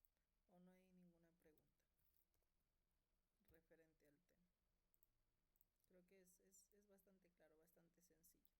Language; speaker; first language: Spanish; native; Spanish